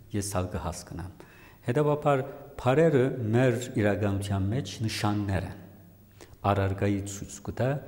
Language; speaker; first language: Armenian; native; Armenian